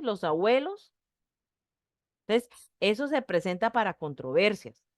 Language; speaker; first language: Spanish; native; Spanish